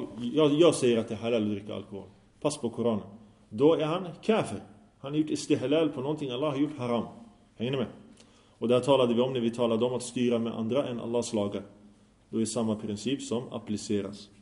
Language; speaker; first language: Swedish; early bilingual, other home language; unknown